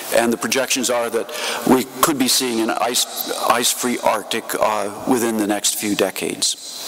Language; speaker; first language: English; native; English